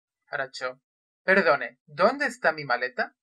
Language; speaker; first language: Spanish; non-native, fluent; Russian